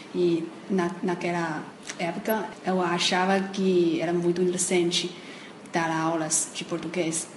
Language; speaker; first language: Portuguese; non-native, fluent; Chinese